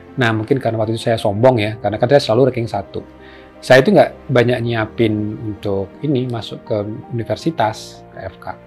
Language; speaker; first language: Indonesian; native; Indonesian